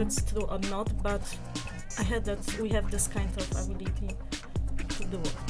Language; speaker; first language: English; non-native, learner; Polish